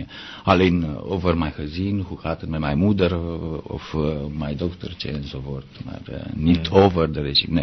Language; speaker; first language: Dutch; non-native, learner; Romanian